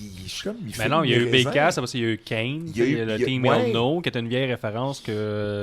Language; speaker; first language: French; native; French